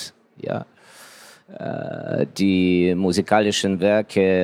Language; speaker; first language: German; non-native, fluent; Ukrainian